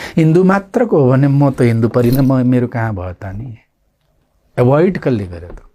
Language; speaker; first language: Nepali; non-native, local second language; Limbu